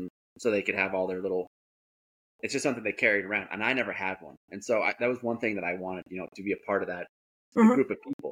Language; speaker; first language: English; native; English